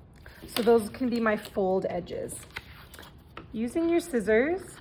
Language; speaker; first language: English; native; English